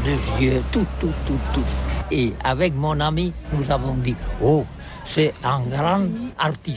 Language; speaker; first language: French; non-native, learner; Catalan